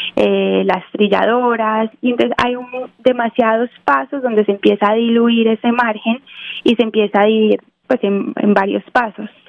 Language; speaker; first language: Spanish; native; Spanish